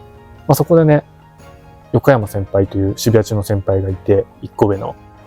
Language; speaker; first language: Japanese; native; Japanese